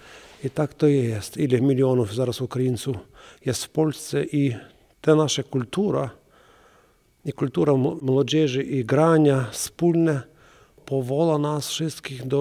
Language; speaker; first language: Polish; non-native, learner; Ukrainian